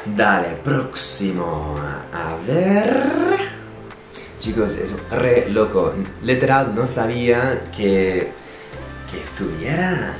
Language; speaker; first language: Spanish; non-native, fluent; English